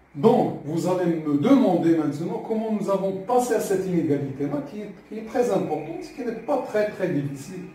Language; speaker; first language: French; non-native, local second language; Arabic